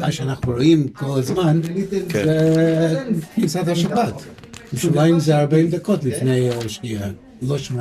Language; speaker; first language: Hebrew; non-native, fluent; English